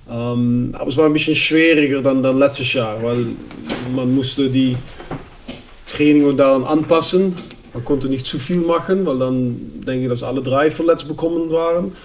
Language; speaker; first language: German; non-native, fluent; Dutch